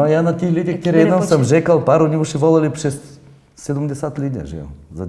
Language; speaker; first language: Czech; non-native, fluent; Bulgarian